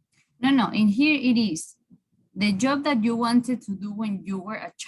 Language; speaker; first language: English; non-native, fluent; Spanish